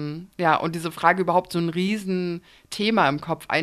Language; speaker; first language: German; native; German